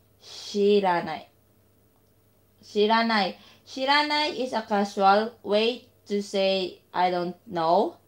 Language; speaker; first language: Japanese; non-native, learner; Filipino